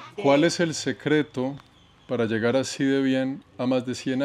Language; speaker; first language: Spanish; native; Spanish